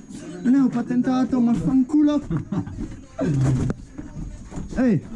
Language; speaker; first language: Italian; native; Italian